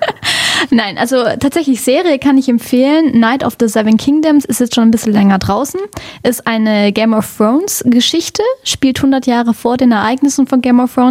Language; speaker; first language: German; native; German